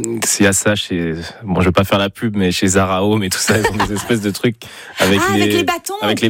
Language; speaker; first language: French; native; French